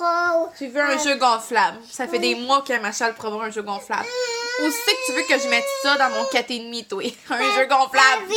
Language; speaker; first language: French; native; French